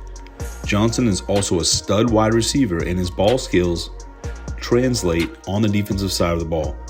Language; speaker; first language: English; native; English